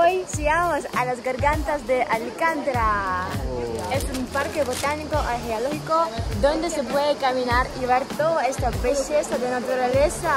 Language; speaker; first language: Spanish; non-native, fluent; Ukrainian